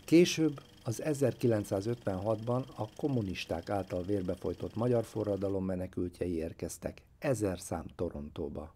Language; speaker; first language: Hungarian; native; Hungarian